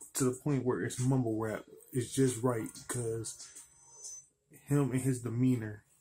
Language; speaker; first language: English; native; English